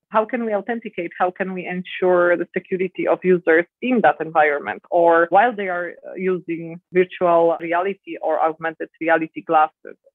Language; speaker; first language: English; non-native, fluent; Polish